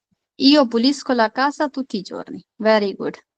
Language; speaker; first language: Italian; non-native, fluent; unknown